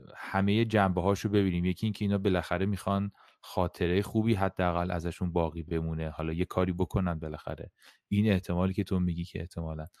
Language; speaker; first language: Persian; native; Persian